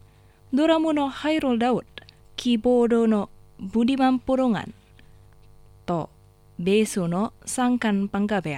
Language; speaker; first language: Japanese; non-native, learner; Indonesian